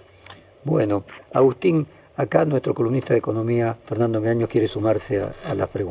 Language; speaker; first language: Spanish; native; Spanish